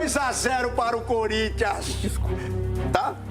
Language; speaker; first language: Portuguese; native; Portuguese